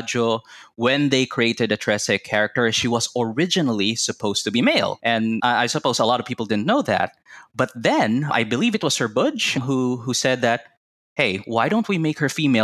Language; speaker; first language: English; non-native, local second language; Cebuano